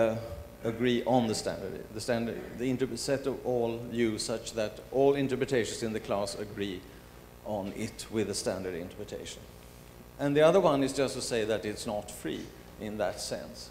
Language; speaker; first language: English; non-native, fluent; Swedish